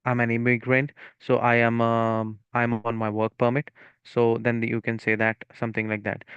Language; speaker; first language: English; non-native, local second language; Punjabi